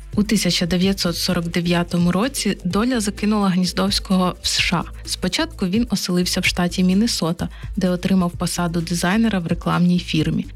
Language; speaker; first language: Ukrainian; native; Ukrainian